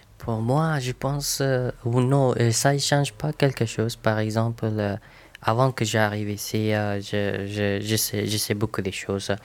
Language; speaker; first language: French; non-native, learner; Persian